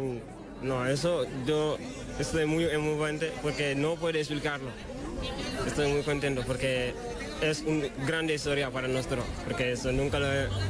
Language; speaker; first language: Spanish; non-native, learner; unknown